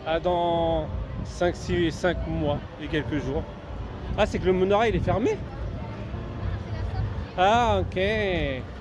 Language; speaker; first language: French; native; French